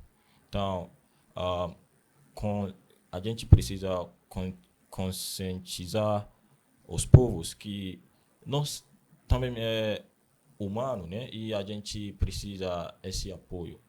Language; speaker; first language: Portuguese; non-native, learner; Akan